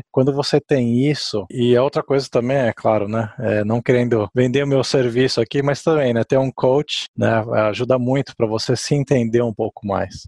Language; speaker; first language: Portuguese; native; Portuguese